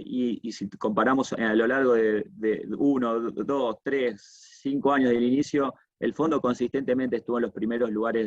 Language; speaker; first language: Spanish; native; Spanish